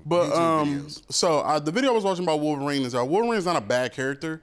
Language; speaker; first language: English; native; English